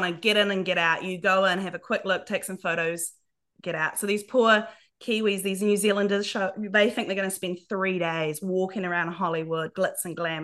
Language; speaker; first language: English; native; English